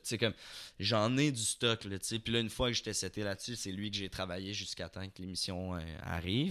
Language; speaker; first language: French; native; French